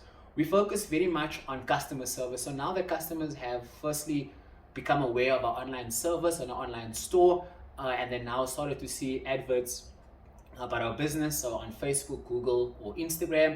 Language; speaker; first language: English; non-native, local second language; Afrikaans